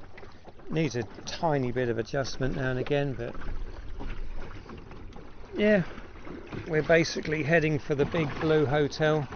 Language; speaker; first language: English; native; English